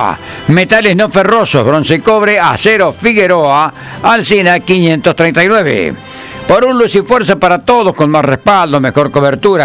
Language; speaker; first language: Spanish; native; Spanish